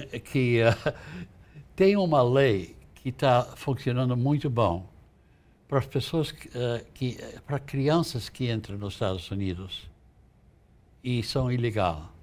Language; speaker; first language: Portuguese; non-native, fluent; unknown